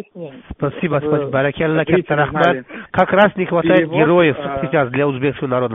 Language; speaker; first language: Russian; non-native, local second language; Uzbek